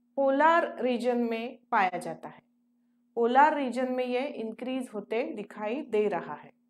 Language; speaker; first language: Hindi; non-native, local second language; Marathi